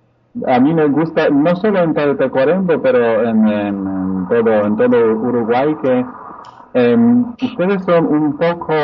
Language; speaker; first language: Spanish; non-native, fluent; Polish